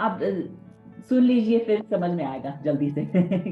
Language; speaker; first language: Hindi; non-native, fluent; English